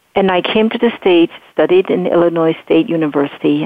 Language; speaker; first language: English; non-native, fluent; Chinese